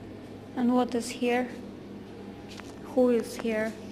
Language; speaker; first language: English; non-native, learner; Russian